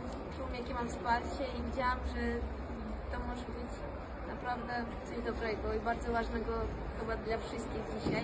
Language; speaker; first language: Polish; non-native, fluent; Russian